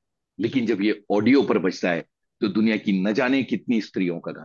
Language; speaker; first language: Hindi; native; Hindi